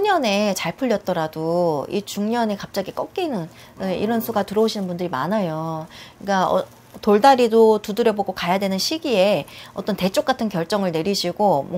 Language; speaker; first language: Korean; native; Korean